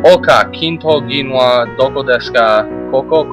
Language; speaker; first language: Japanese; non-native, learner; English